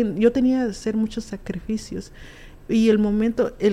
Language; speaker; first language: Spanish; early bilingual, heritage; Spanish